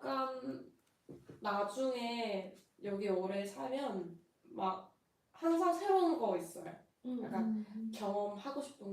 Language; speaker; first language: Korean; non-native, fluent; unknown